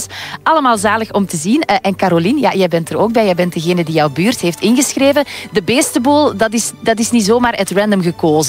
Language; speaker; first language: Dutch; native; Dutch